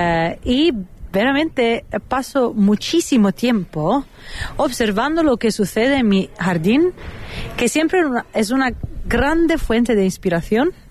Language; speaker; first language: Spanish; non-native, fluent; Italian